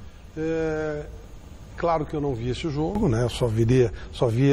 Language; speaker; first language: Portuguese; native; Portuguese